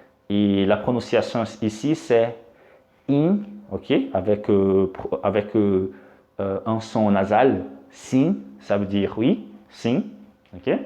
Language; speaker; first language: French; non-native, fluent; Portuguese